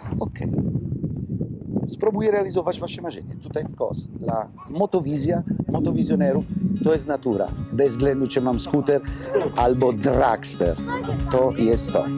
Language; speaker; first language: Polish; non-native, fluent; Italian